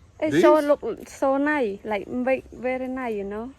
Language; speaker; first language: English; non-native, learner; Khmer